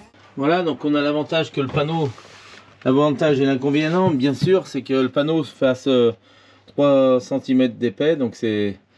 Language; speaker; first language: French; native; French